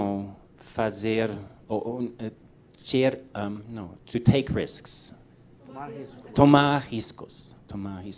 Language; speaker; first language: Portuguese; non-native, learner; English